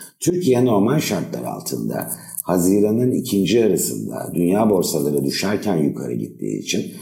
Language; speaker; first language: Turkish; native; Turkish